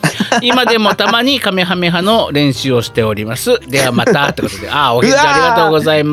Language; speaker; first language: Japanese; native; Japanese